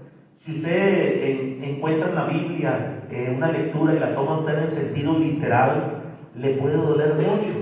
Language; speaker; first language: Spanish; native; Spanish